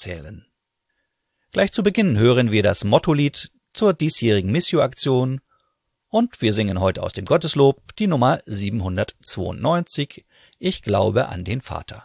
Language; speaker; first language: German; native; German